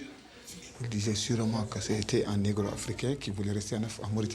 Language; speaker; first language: French; non-native, local second language; Fula